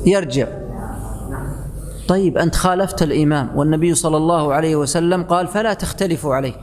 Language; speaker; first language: Arabic; native; Arabic